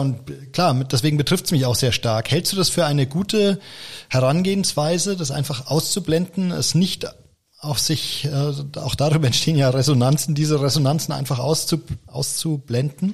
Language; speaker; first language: German; native; German